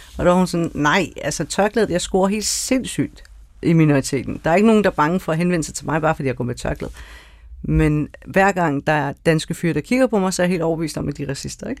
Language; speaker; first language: Danish; early bilingual, other home language; Persian